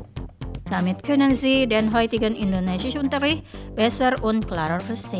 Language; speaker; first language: German; non-native, fluent; Indonesian